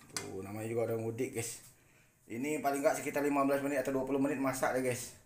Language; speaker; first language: Indonesian; non-native, local second language; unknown